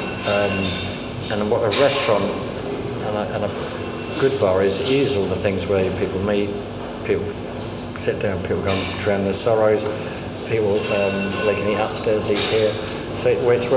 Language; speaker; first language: English; native; English